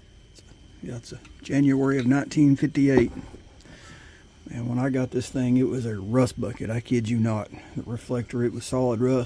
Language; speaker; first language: English; native; English